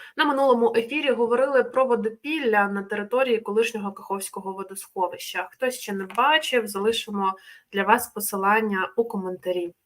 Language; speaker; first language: Ukrainian; native; Ukrainian